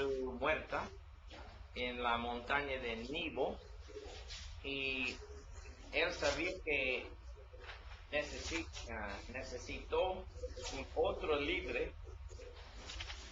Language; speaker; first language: Spanish; non-native, learner; English